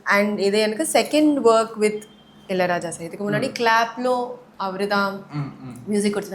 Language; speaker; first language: Tamil; early bilingual, heritage; Tamil